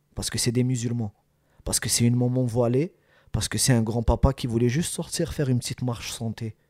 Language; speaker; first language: French; early bilingual, other home language; Arabic